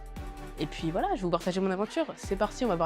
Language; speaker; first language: French; native; French